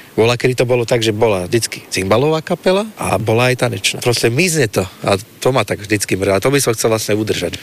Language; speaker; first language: Slovak; native; Slovak